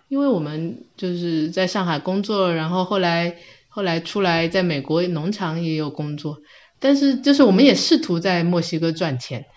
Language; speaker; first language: Chinese; native; Chinese